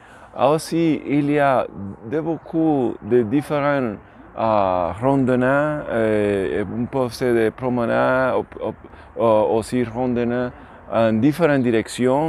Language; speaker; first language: French; non-native, learner; Spanish